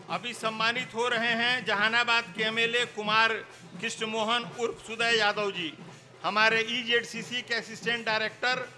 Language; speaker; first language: Hindi; native; Hindi